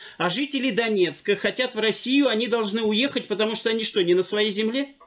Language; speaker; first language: Russian; native; Russian